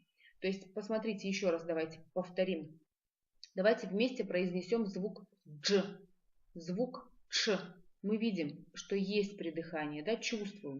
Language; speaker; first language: Russian; non-native, local second language; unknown